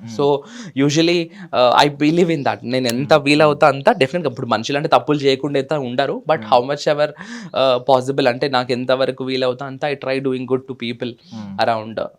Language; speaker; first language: Telugu; native; Telugu